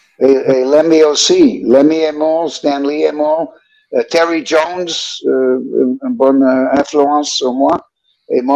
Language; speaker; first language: French; non-native, fluent; English